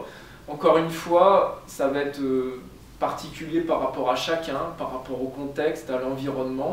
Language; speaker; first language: French; native; French